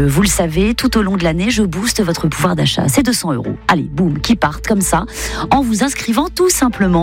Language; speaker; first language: French; native; French